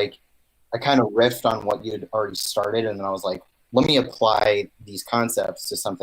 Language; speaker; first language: English; native; English